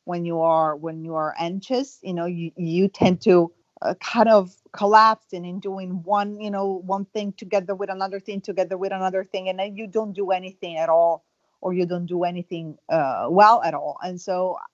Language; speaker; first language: English; non-native, fluent; Italian